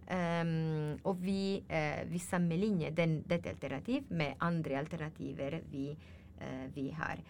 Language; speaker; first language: Norwegian; non-native, learner; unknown